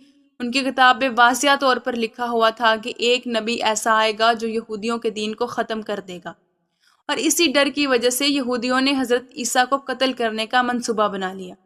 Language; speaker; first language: Urdu; native; Urdu